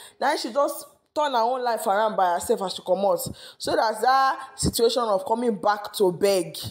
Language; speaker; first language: Nigerian Pidgin; non-native, local second language; Yoruba